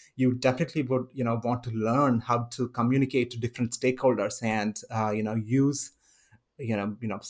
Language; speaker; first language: English; non-native, local second language; Malayalam